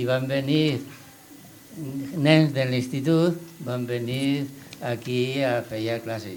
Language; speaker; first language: Catalan; non-native, local second language; Spanish